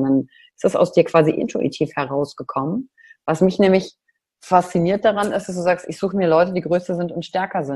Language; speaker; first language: German; native; German